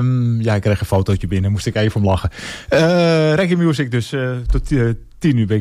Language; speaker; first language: Dutch; native; Dutch